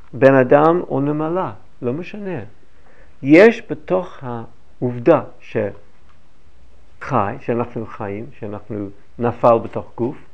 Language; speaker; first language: Hebrew; non-native, fluent; English